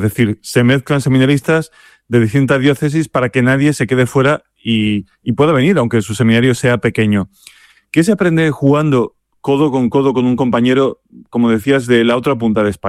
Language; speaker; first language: Spanish; native; Spanish